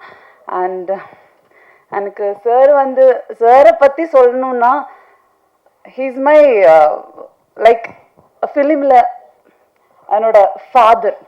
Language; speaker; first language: Tamil; non-native, learner; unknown